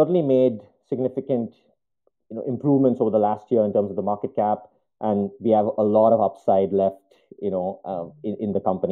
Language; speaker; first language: English; non-native, local second language; Hindi